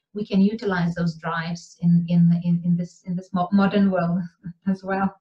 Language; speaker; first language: English; non-native, fluent; Lithuanian